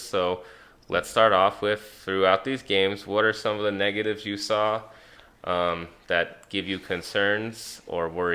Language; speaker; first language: English; native; English